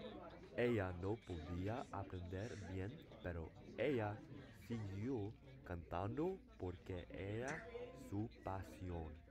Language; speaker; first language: Spanish; non-native, learner; English